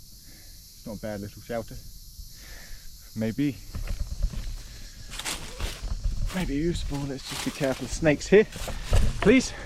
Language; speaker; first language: English; native; English